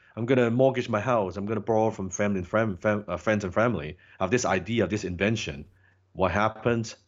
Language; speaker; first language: English; non-native, local second language; Cantonese